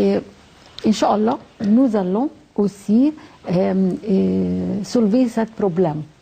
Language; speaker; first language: French; non-native, fluent; Arabic